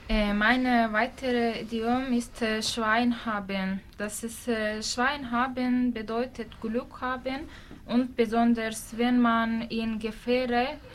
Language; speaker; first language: German; non-native, learner; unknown